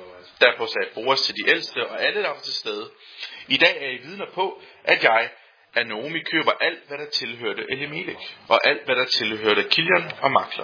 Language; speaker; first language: Danish; native; Danish